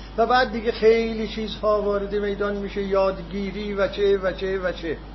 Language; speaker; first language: Persian; non-native, local second language; Azerbaijani